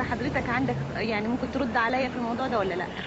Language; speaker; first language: Arabic; native; Arabic